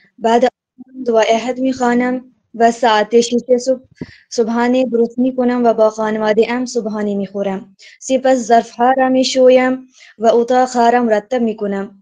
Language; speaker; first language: Persian; non-native, learner; Urdu